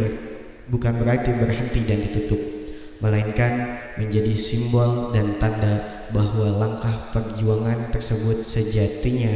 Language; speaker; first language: Indonesian; native; Indonesian